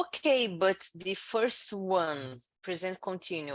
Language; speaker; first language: English; non-native, learner; Portuguese